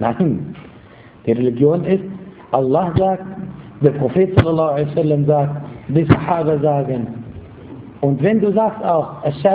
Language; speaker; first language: German; non-native, fluent; Arabic